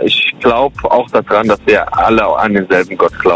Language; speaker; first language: German; early bilingual, other home language; Kurdish